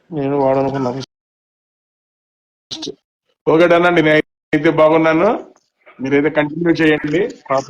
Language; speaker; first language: Telugu; native; Telugu